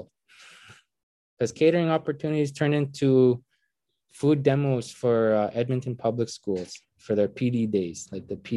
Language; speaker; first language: English; native; English